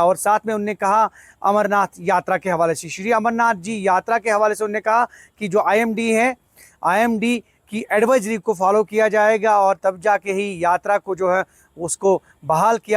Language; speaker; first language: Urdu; non-native, local second language; Kashmiri